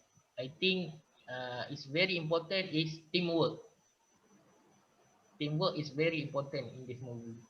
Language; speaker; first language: English; non-native, learner; Malay